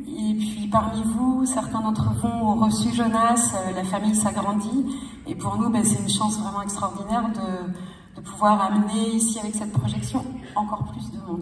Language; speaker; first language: French; native; French